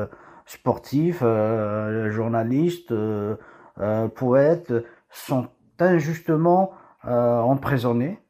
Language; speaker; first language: French; non-native, local second language; Kabyle